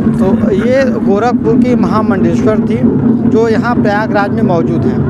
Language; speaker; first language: Hindi; native; Hindi